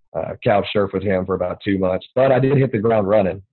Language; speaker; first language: English; native; English